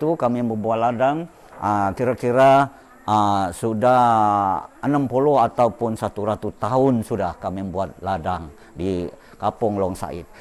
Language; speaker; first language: Indonesian; non-native, local second language; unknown